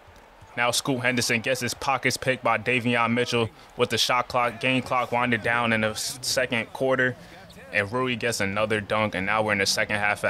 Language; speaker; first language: English; native; English